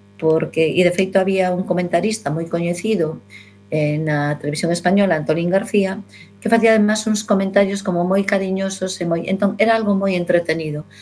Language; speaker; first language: Galician; non-native, local second language; Spanish